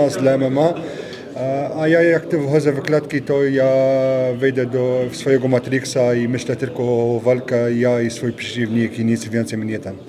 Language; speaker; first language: Polish; non-native, learner; French